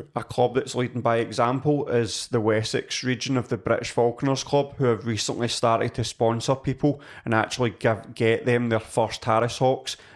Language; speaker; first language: English; native; English